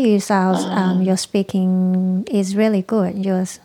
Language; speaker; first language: English; non-native, fluent; Thai